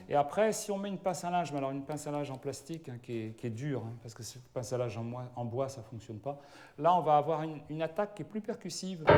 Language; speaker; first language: French; native; French